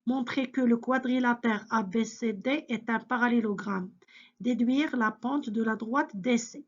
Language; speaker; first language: French; non-native, local second language; Arabic